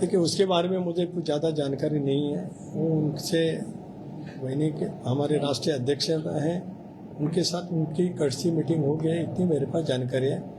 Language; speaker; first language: Hindi; non-native, local second language; Marathi